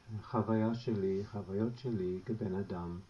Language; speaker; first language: Hebrew; non-native, fluent; English